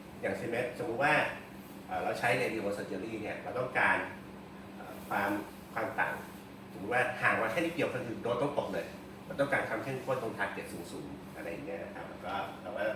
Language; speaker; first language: Thai; native; Thai